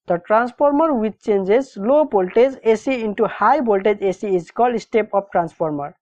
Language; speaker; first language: English; non-native, local second language; Nepali